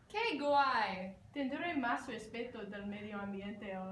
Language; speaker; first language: Spanish; non-native, learner; English